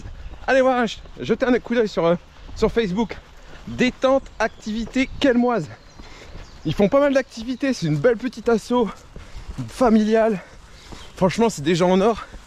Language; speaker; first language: French; native; French